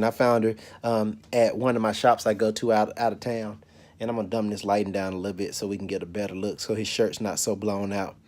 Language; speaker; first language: English; native; English